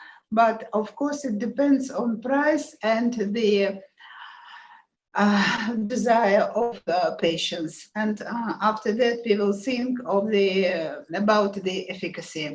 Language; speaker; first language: English; non-native, learner; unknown